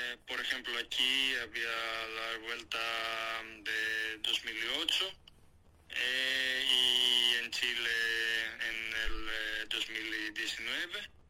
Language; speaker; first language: Spanish; non-native, fluent; Greek